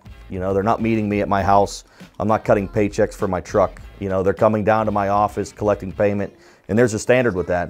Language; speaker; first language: English; native; English